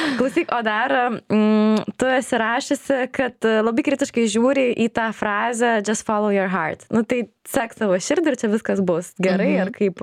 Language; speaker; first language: Lithuanian; native; Lithuanian